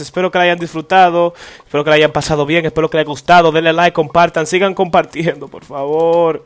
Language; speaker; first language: Spanish; native; Spanish